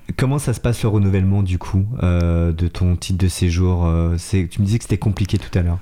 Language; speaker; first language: French; native; French